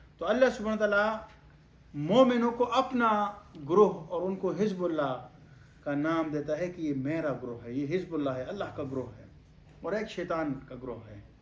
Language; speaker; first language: Urdu; non-native, local second language; Pashto